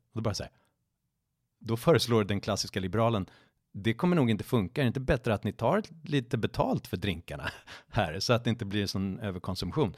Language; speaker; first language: Swedish; native; Swedish